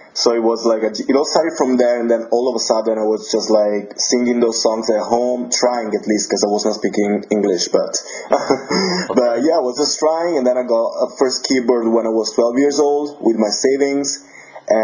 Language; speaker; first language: English; non-native, fluent; Italian